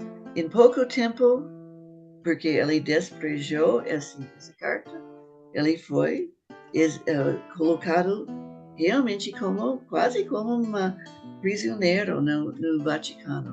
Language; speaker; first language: Portuguese; non-native, fluent; English